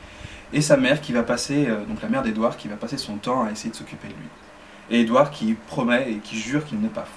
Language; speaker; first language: French; native; French